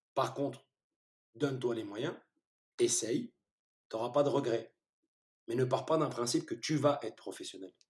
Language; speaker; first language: French; early bilingual, other home language; Turkish